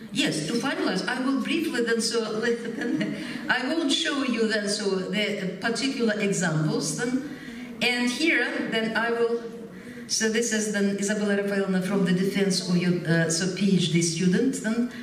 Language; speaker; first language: English; non-native, fluent; Ukrainian